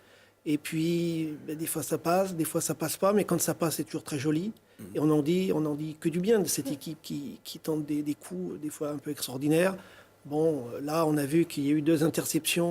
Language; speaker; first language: French; native; French